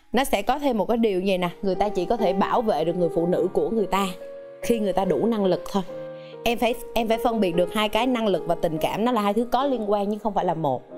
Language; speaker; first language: Vietnamese; native; Vietnamese